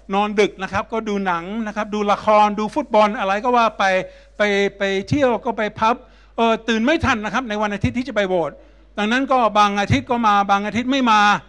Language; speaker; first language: Thai; non-native, fluent; English